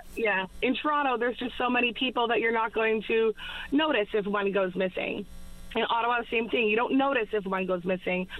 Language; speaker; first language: English; native; English